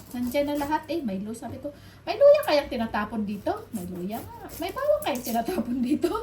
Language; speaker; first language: Filipino; native; Filipino